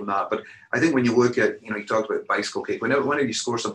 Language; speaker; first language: English; native; English